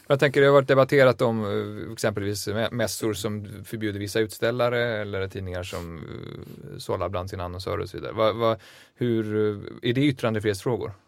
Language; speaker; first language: Swedish; native; Swedish